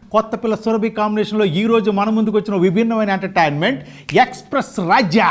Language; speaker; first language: Telugu; native; Telugu